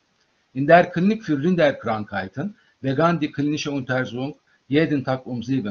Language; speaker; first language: German; non-native, fluent; Turkish